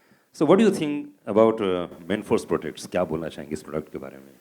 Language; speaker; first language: Hindi; native; Hindi